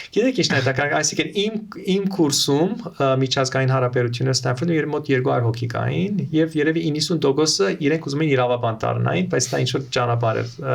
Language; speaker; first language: Armenian; early bilingual, heritage; Armenian